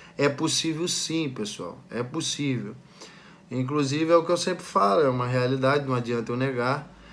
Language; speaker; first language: Portuguese; native; Portuguese